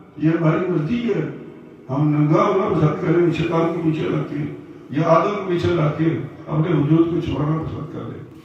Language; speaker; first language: Urdu; non-native, local second language; Punjabi